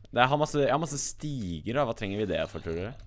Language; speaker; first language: Norwegian; native; Norwegian